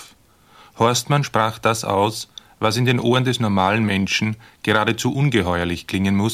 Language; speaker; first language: German; native; German